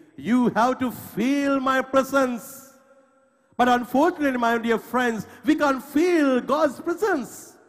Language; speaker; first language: English; non-native, local second language; Sinhala